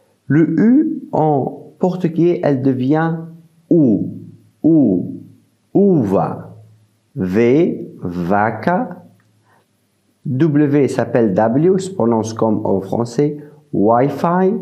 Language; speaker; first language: French; non-native, fluent; Portuguese